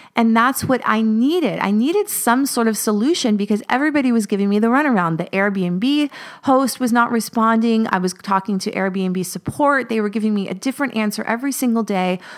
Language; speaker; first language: English; native; English